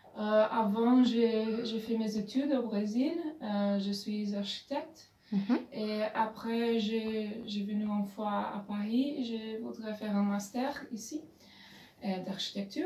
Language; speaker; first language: French; non-native, fluent; Portuguese